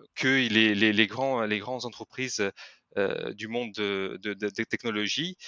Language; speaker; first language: French; non-native, fluent; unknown